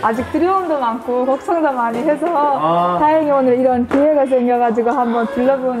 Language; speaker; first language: Korean; non-native, fluent; Uzbek